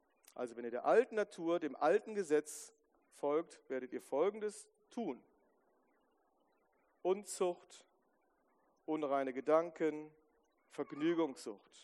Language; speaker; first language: German; native; German